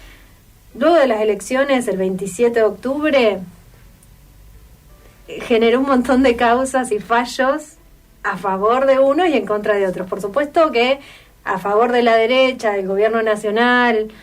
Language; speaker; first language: Spanish; native; Spanish